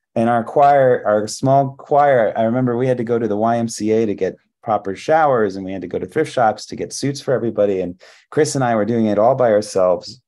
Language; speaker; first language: English; early bilingual, other home language; Hebrew